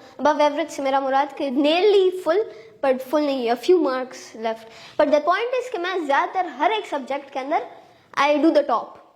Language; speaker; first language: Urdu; native; Urdu